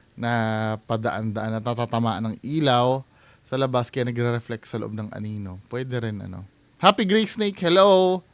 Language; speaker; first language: Filipino; native; Filipino